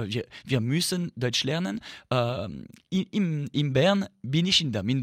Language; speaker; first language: German; non-native, fluent; French